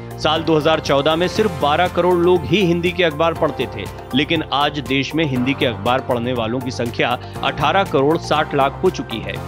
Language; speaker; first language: Hindi; native; Hindi